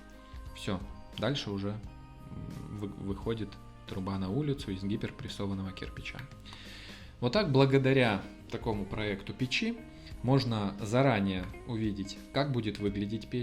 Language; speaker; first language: Russian; native; Russian